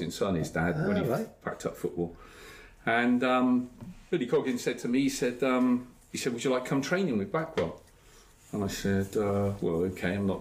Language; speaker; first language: English; native; English